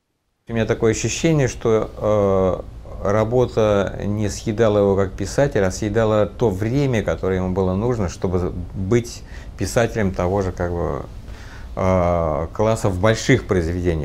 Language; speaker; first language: Russian; native; Russian